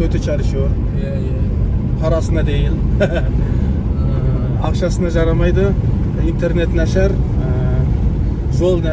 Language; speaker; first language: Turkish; non-native, learner; Kazakh